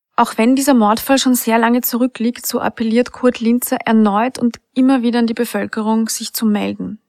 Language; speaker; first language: German; native; German